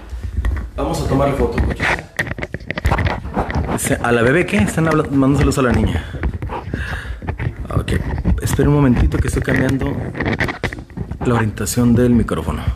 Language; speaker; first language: Spanish; native; Spanish